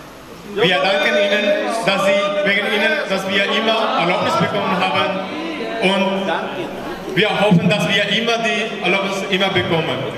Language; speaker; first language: German; non-native, learner; Punjabi